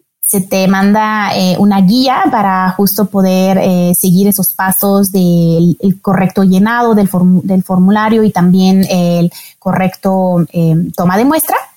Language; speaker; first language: Spanish; non-native, fluent; French